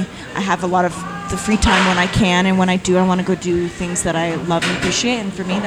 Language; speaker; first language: English; native; English